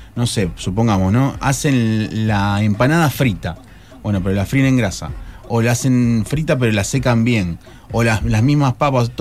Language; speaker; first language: Spanish; native; Spanish